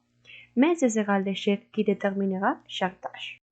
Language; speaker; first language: French; non-native, learner; Spanish